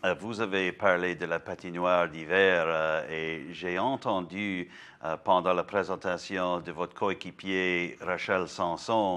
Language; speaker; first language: French; non-native, learner; English